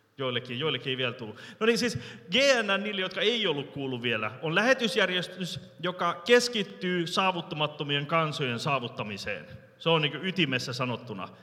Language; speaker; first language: Finnish; early bilingual, heritage; Finnish